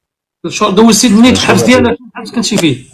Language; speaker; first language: Arabic; native; Arabic